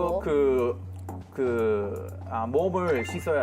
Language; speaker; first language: Korean; non-native, fluent; Hebrew